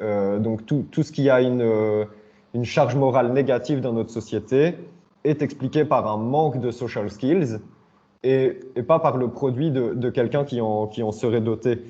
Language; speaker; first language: French; native; French